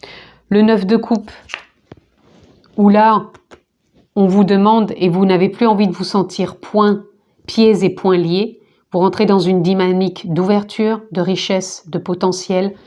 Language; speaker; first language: French; native; French